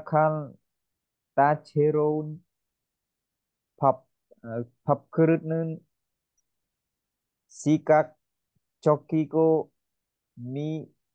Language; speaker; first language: Korean; non-native, learner; Vietnamese